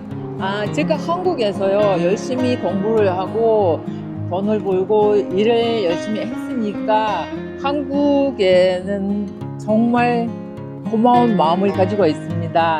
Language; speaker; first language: Korean; non-native, fluent; Kyrgyz